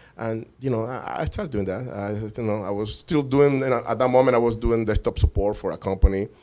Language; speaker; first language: English; non-native, fluent; Spanish